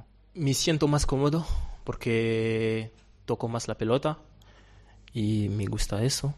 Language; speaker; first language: Spanish; non-native, fluent; Portuguese